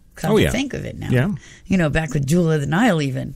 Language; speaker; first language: English; native; English